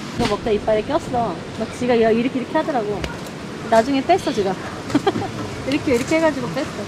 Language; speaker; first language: Korean; native; Korean